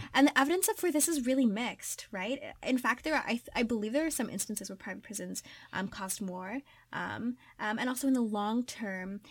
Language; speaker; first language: English; native; English